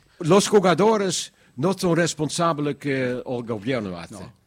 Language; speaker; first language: Spanish; non-native, learner; Dutch